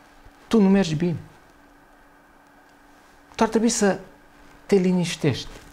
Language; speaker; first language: Romanian; native; Romanian